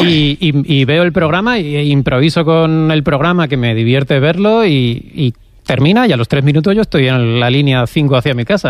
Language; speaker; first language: Spanish; native; Spanish